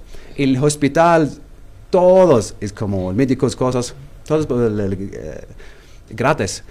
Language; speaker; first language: Spanish; non-native, learner; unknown